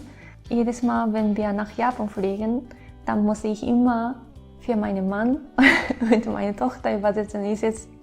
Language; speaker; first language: German; non-native, fluent; Japanese